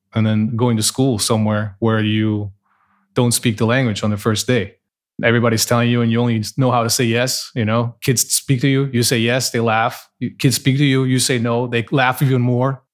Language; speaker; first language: English; non-native, fluent; Portuguese